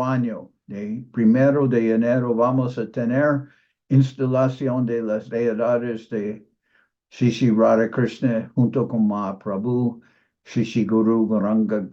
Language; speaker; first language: Spanish; non-native, fluent; English